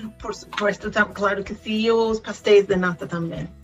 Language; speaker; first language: Portuguese; non-native, fluent; Spanish